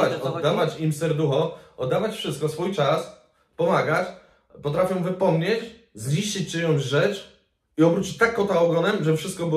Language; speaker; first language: Polish; native; Polish